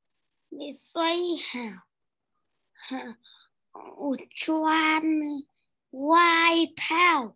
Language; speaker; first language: Chinese; non-native, learner; Vietnamese